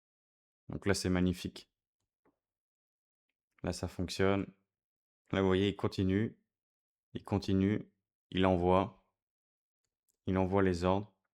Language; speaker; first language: French; native; French